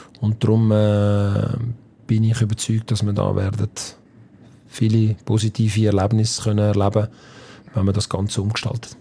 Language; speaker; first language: German; early bilingual, other home language; Italian